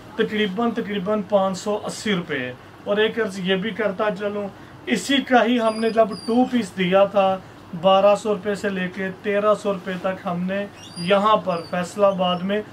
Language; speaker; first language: Urdu; native; Urdu